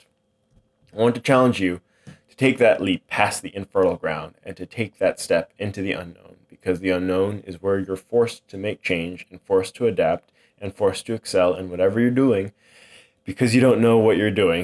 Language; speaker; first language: English; native; English